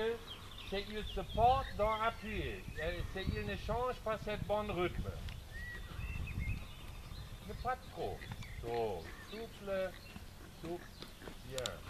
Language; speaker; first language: French; non-native, learner; German